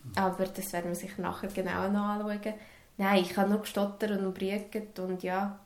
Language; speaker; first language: German; early bilingual, other home language; Serbian